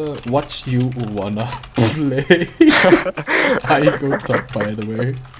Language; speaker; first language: English; non-native, learner; German